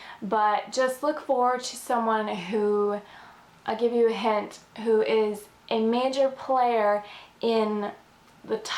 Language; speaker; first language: English; native; English